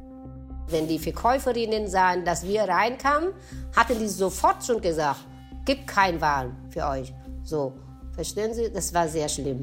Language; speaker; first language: German; non-native, fluent; Vietnamese